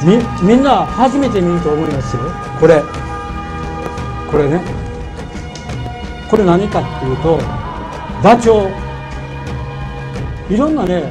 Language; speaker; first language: Japanese; native; Japanese